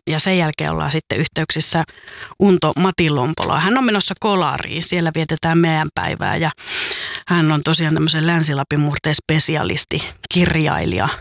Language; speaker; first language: Finnish; native; Finnish